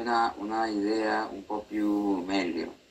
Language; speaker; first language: Italian; non-native, learner; Spanish